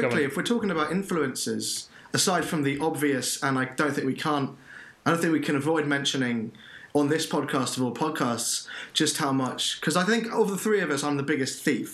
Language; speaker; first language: English; native; English